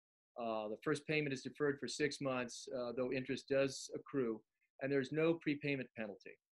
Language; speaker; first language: English; native; English